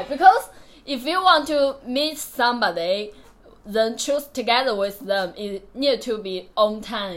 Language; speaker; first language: English; non-native, learner; Chinese